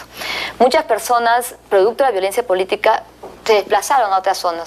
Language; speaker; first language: Spanish; native; Spanish